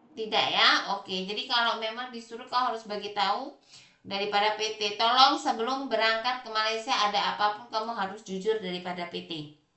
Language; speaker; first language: Indonesian; native; Indonesian